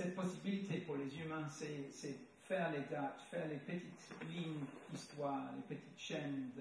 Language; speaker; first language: French; non-native, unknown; English